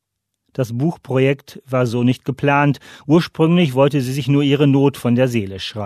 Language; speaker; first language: German; native; German